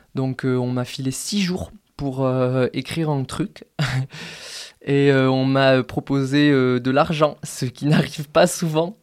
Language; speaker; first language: French; native; French